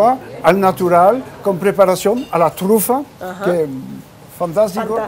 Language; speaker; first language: Spanish; non-native, fluent; French